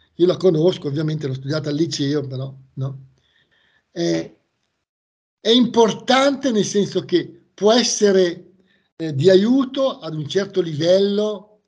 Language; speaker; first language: Italian; native; Italian